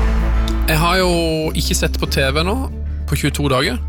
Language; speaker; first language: Norwegian; native; Norwegian